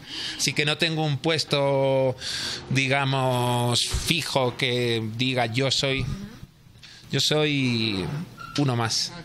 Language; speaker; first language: Spanish; native; Spanish